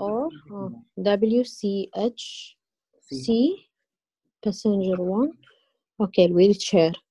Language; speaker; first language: Arabic; native; Arabic